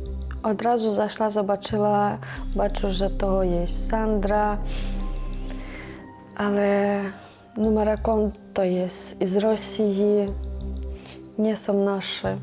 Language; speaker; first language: Polish; non-native, learner; Ukrainian